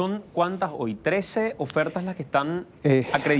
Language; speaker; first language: Spanish; native; Spanish